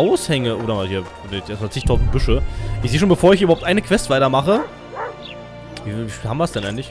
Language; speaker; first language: German; native; German